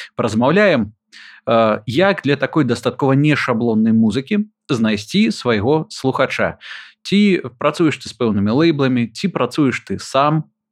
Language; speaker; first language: Belarusian; non-native, local second language; Russian